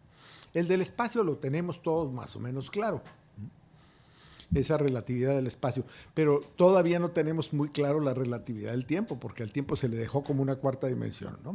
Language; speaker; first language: Spanish; native; Spanish